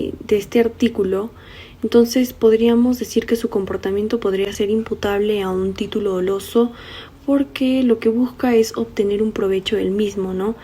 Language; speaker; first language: Spanish; native; Spanish